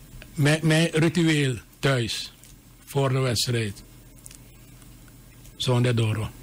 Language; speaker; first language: Dutch; non-native, local second language; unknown